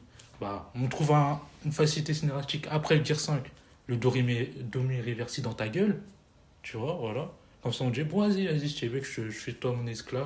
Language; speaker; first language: French; native; French